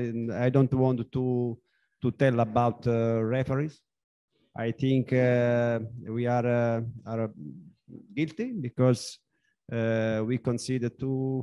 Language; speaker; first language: English; non-native, learner; Italian